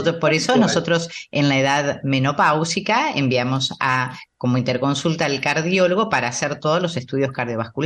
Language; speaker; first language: Spanish; native; Spanish